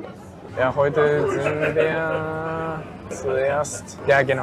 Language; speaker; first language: German; non-native, learner; Japanese